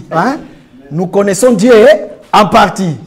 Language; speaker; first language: French; non-native, local second language; Lingala